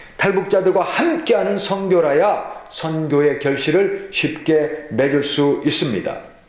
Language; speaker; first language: Korean; native; Korean